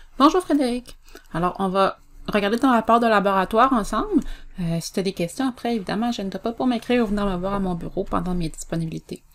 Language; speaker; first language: French; native; French